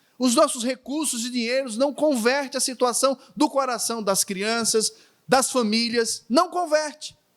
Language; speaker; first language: Portuguese; native; Portuguese